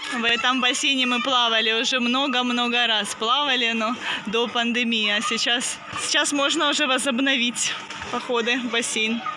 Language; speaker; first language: Russian; native; Russian